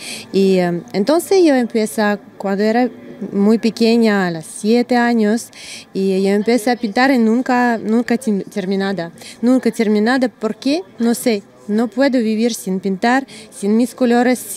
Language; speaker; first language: Spanish; non-native, learner; Russian